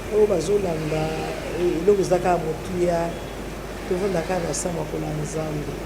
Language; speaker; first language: Lingala; native; Lingala